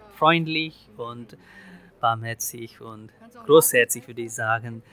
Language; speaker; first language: German; non-native, fluent; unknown